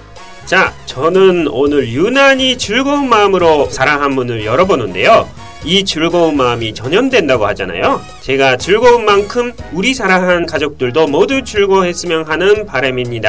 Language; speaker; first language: Korean; non-native, fluent; Japanese